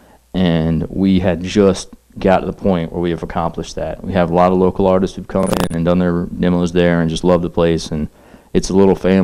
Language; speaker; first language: English; native; English